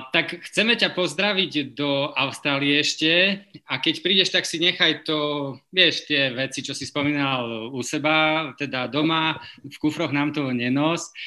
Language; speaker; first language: Slovak; native; Slovak